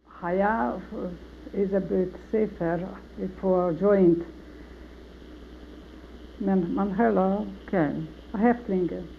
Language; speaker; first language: Hebrew; non-native, learner; Hungarian